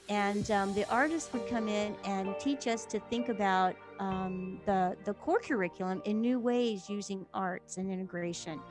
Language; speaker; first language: English; native; English